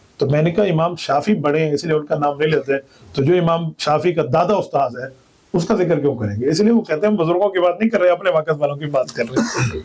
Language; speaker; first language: Urdu; non-native, local second language; Punjabi